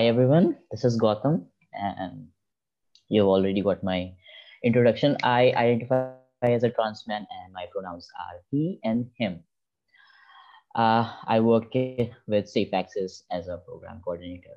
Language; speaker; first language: English; non-native, local second language; Hindi